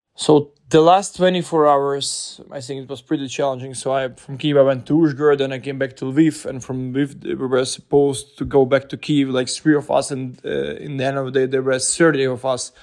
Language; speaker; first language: English; non-native, fluent; Ukrainian